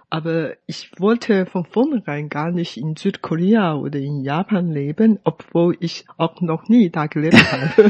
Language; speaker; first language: German; non-native, fluent; Chinese